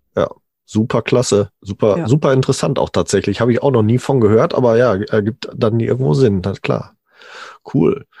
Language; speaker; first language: German; early bilingual, other home language; Italian